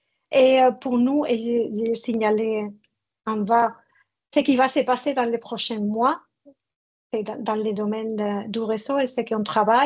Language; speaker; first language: French; non-native, fluent; Spanish